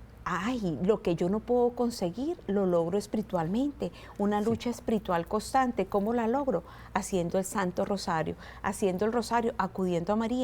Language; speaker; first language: Spanish; native; Spanish